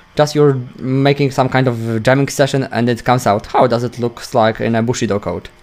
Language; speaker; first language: English; non-native, fluent; Polish